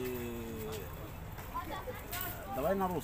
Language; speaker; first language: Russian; non-native, learner; Arabic